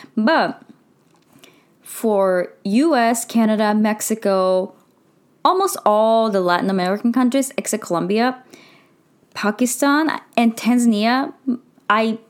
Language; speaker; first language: English; early bilingual, heritage; Japanese